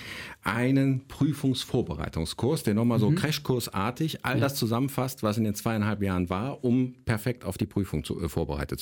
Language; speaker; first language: German; native; German